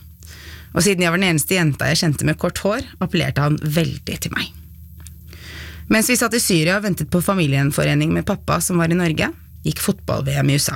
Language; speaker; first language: Norwegian; early bilingual, other home language; Arabic